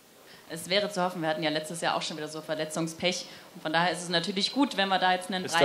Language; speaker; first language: German; native; German